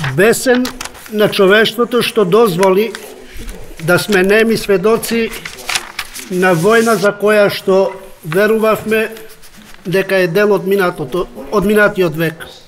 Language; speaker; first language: Macedonian; non-native, local second language; Albanian